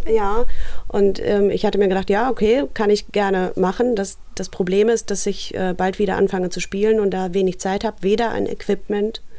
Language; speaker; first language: German; early bilingual, other home language; Russian